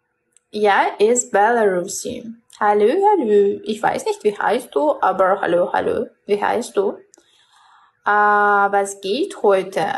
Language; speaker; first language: German; non-native, learner; Russian